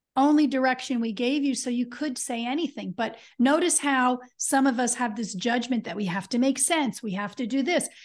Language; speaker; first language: English; native; English